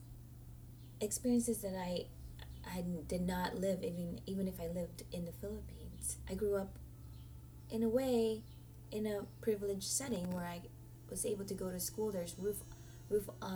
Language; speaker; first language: English; non-native, local second language; Hiligaynon